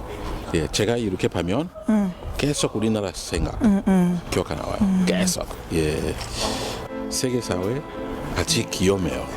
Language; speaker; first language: Korean; non-native, learner; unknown